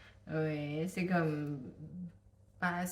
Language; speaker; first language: French; non-native, learner; Thai